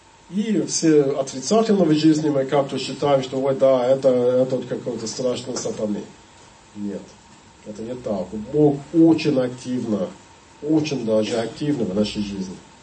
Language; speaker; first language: Russian; non-native, fluent; English